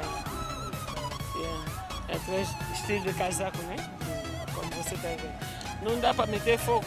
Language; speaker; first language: Portuguese; non-native, learner; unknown